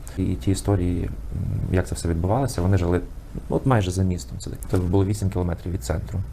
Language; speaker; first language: Ukrainian; native; Ukrainian